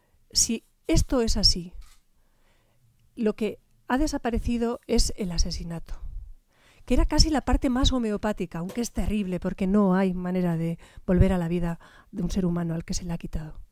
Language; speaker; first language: Spanish; native; Spanish